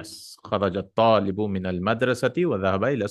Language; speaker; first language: Arabic; non-native, fluent; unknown